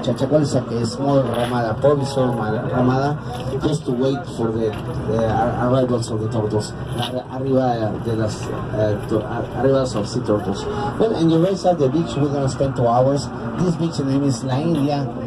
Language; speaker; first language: English; non-native, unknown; Spanish